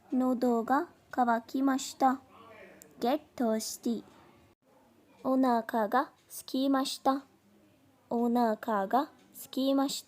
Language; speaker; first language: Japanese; non-native, fluent; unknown